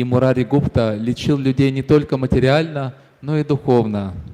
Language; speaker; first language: Russian; native; Russian